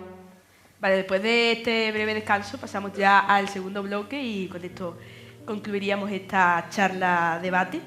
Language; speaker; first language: Spanish; native; Spanish